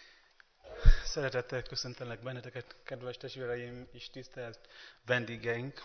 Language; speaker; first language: Hungarian; non-native, learner; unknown